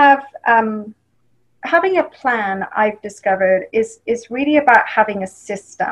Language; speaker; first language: English; native; English